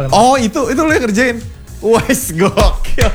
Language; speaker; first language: Indonesian; native; Indonesian